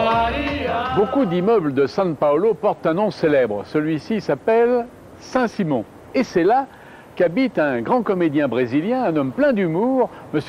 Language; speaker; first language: French; native; French